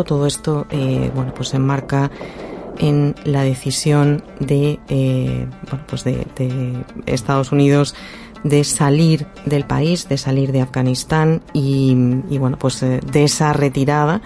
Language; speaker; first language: Spanish; native; Spanish